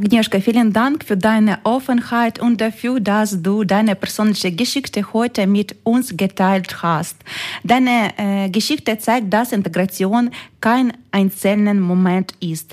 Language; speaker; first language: German; non-native, fluent; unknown